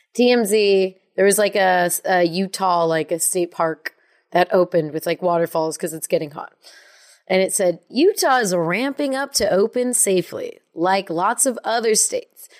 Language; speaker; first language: English; native; English